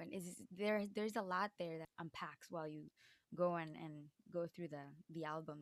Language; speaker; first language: English; early bilingual, other home language; Spanish